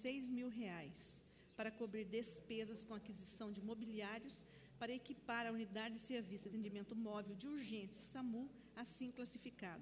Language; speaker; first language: Portuguese; native; Portuguese